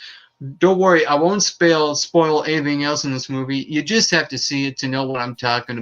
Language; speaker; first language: English; native; English